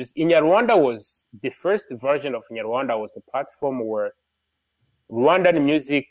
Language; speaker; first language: English; non-native, local second language; Kinyarwanda